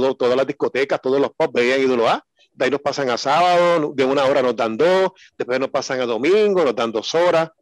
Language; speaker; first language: Spanish; native; Spanish